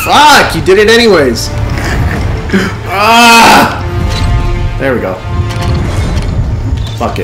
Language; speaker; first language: English; native; English